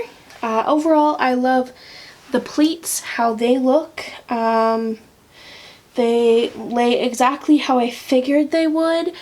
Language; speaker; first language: English; native; English